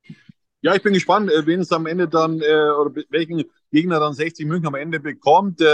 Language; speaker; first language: German; native; German